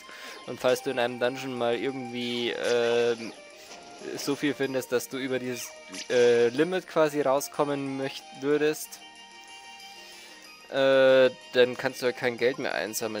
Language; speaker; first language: German; native; German